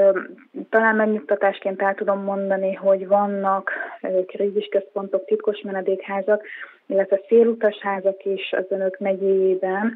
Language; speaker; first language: Hungarian; native; Hungarian